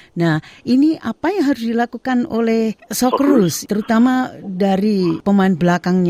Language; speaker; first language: Indonesian; native; Indonesian